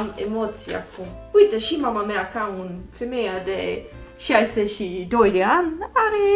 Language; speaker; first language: Romanian; non-native, learner; Dutch